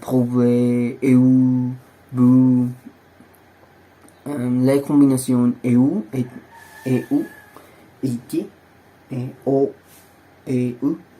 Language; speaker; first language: French; non-native, learner; Spanish